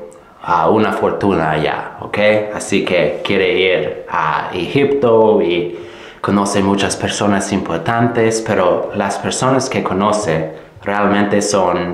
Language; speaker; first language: Spanish; non-native, fluent; English